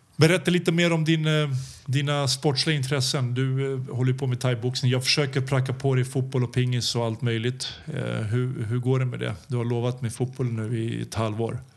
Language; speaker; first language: Swedish; early bilingual, other home language; Serbian